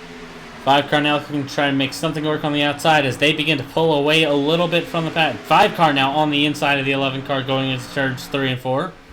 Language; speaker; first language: English; native; English